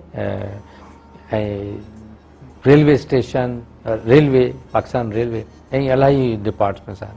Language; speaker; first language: Sindhi; non-native, local second language; Urdu